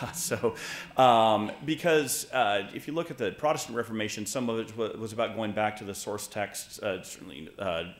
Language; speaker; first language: English; native; English